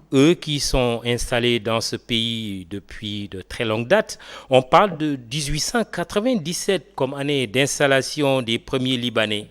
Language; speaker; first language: French; non-native, local second language; Wolof